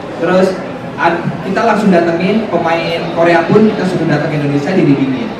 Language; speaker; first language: Indonesian; native; Indonesian